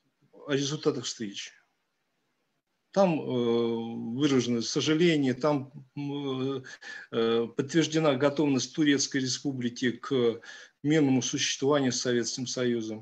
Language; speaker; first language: Russian; native; Russian